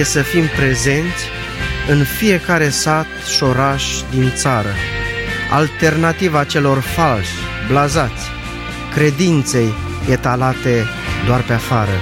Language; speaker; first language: Romanian; native; Romanian